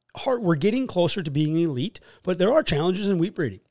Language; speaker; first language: English; native; English